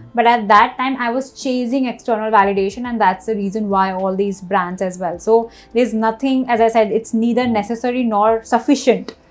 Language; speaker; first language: English; non-native, local second language; Hindi